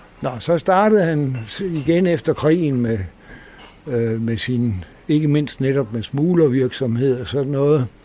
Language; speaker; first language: Danish; native; Danish